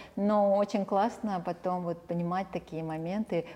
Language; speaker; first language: Russian; early bilingual, other home language; Armenian